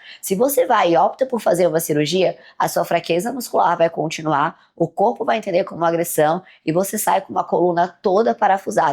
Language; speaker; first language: Portuguese; native; Portuguese